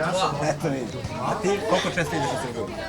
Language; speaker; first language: Serbian; native; Serbian